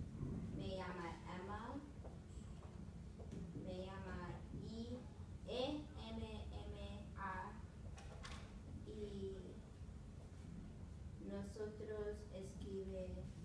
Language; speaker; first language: Spanish; non-native, learner; English